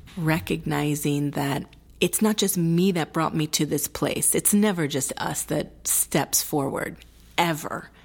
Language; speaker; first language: English; early bilingual, other home language; Spanish